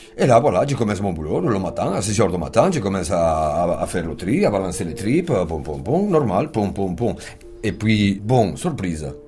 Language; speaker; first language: French; non-native, fluent; Spanish